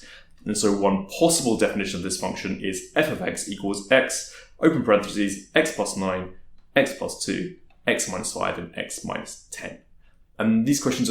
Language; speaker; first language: English; native; English